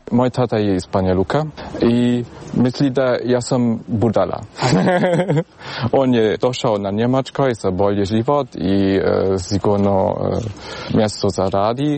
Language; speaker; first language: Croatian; early bilingual, heritage; German